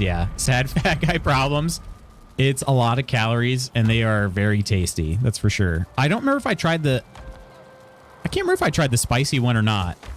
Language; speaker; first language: English; native; English